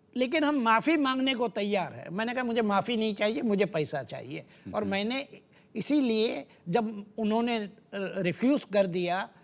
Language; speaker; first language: Hindi; non-native, local second language; Gujarati